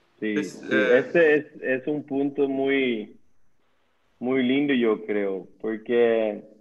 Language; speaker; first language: Spanish; non-native, learner; Dutch